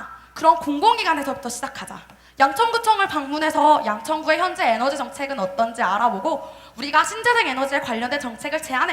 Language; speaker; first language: Korean; native; Korean